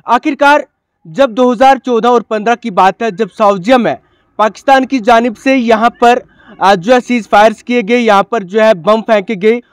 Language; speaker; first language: Hindi; non-native, local second language; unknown